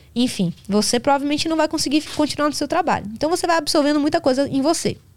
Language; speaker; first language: Portuguese; native; Portuguese